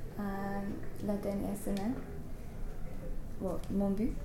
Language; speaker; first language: French; non-native, learner; English